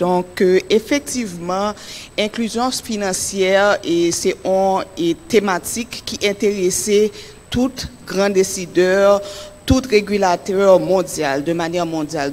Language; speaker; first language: French; non-native, local second language; Haitian Creole